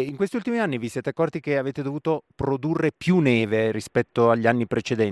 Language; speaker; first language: Italian; native; Italian